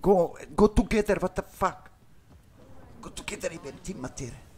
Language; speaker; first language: English; non-native, learner; Bosnian